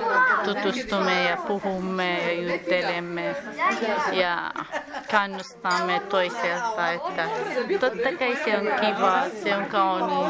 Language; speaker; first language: Finnish; non-native, learner; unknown